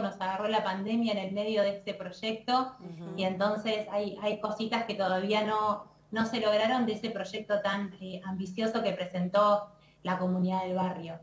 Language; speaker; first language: Spanish; native; Spanish